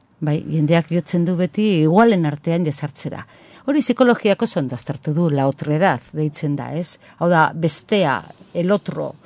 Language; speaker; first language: Basque; non-native, local second language; Spanish